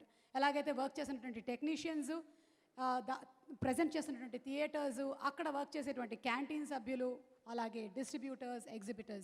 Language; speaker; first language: Telugu; native; Telugu